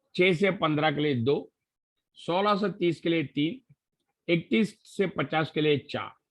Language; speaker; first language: Hindi; non-native, local second language; Marathi